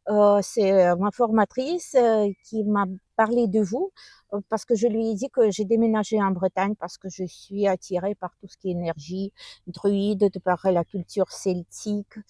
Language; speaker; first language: French; non-native, learner; Russian